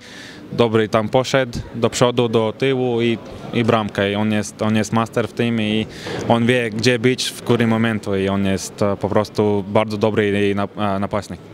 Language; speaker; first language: Polish; non-native, fluent; Latvian